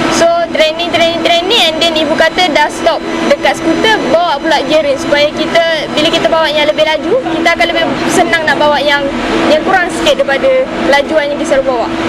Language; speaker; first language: Malay; native; Malay